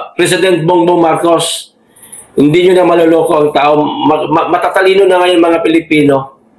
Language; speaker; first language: Filipino; non-native, local second language; Cebuano